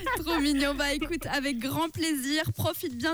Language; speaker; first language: French; native; French